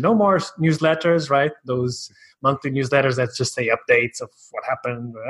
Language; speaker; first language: English; non-native, fluent; Portuguese